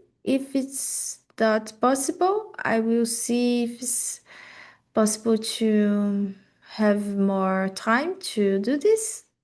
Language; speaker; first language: English; non-native, learner; Portuguese